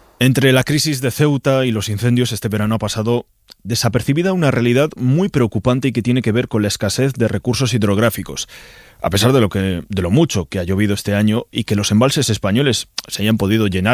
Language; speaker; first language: Spanish; native; Spanish